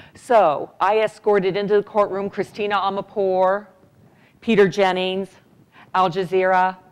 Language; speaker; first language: English; native; English